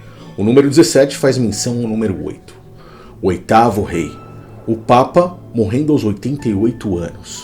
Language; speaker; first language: Portuguese; native; Portuguese